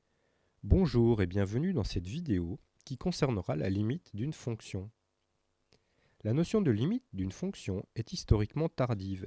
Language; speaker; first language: French; native; French